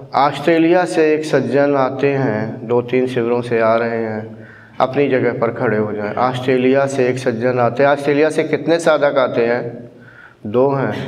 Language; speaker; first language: Hindi; native; Hindi